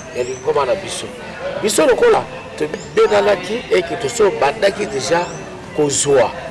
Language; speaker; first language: Lingala; native; Lingala